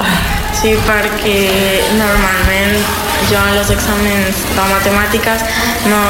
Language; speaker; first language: Catalan; non-native, fluent; Spanish